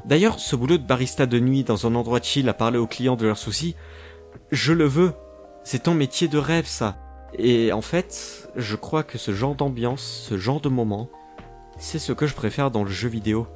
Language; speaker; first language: French; native; French